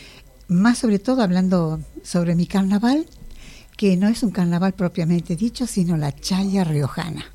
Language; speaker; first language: Spanish; native; Spanish